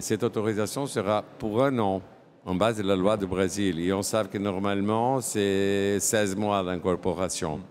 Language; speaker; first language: French; non-native, fluent; Portuguese